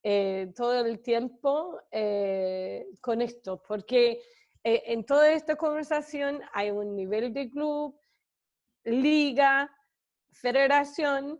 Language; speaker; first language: Spanish; non-native, fluent; English